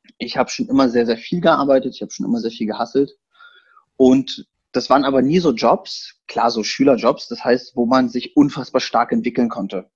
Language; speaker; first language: German; early bilingual, other home language; Polish